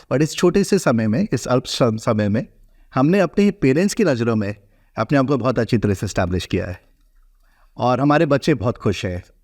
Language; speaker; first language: Hindi; native; Hindi